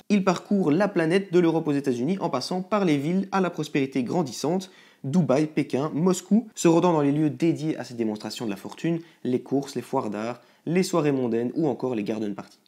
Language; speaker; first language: French; native; French